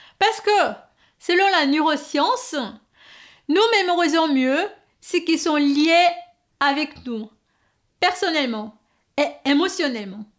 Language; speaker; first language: French; non-native, fluent; Korean